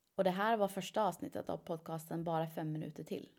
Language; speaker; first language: Swedish; early bilingual, other home language; Persian